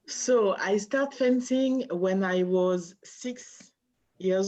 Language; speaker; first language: English; non-native, learner; French